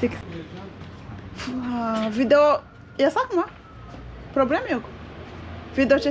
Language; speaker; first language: Turkish; non-native, learner; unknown